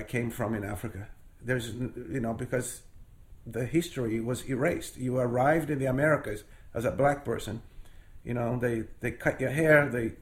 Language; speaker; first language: English; non-native, fluent; Portuguese